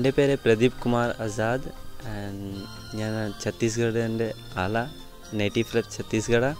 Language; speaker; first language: Malayalam; early bilingual, other home language; Hindi